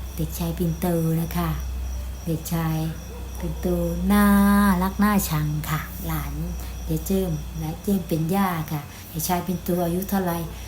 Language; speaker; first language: Thai; native; Thai